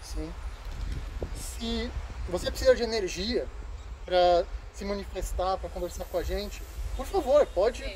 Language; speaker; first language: Portuguese; native; Portuguese